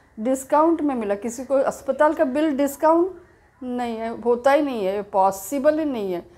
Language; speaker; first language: Hindi; native; Hindi